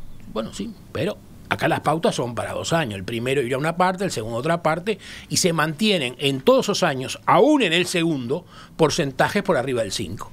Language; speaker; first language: Spanish; native; Spanish